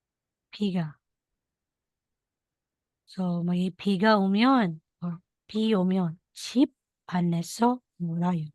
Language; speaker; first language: Korean; non-native, learner; Filipino